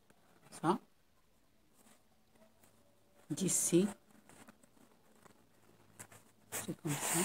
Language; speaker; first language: French; non-native, local second language; Arabic